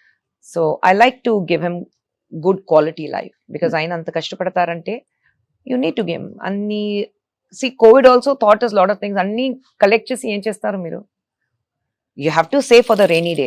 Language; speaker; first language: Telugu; non-native, local second language; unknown